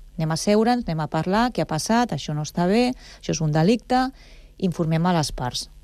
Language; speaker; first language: Catalan; native; Catalan